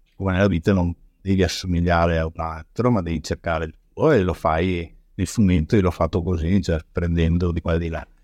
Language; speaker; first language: Italian; native; Italian